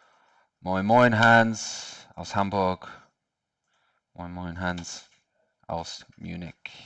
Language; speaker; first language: German; non-native, learner; English